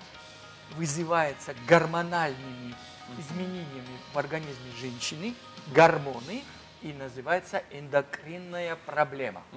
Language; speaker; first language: Russian; non-native, fluent; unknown